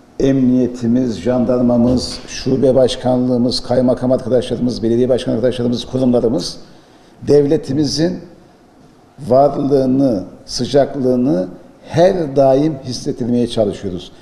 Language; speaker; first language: Turkish; native; Turkish